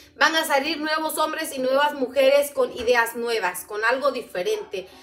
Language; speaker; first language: Spanish; non-native, local second language; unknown